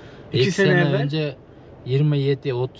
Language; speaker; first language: Turkish; non-native, learner; Kyrgyz